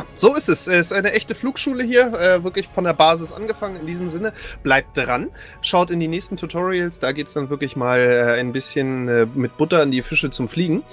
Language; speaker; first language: German; native; German